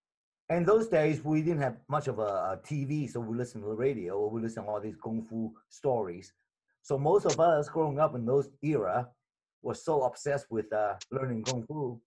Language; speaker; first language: English; non-native, local second language; Cantonese